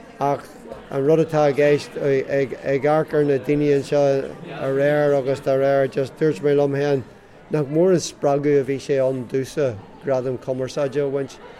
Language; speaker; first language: Irish; non-native, local second language; English